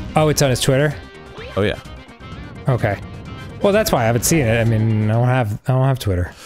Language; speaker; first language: English; native; English